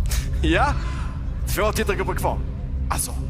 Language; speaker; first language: Swedish; native; Swedish